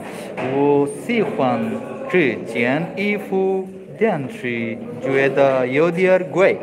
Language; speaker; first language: Chinese; non-native, learner; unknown